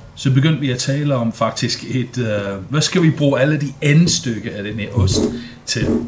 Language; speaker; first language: Danish; non-native, fluent; English